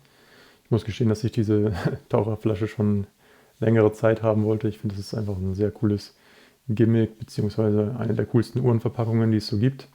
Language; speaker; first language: German; native; German